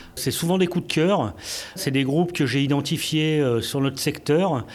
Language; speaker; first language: French; native; French